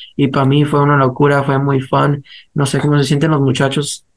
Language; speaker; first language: Spanish; early bilingual, heritage; Spanish